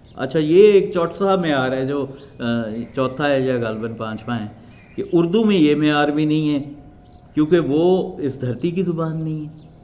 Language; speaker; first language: Urdu; non-native, local second language; Punjabi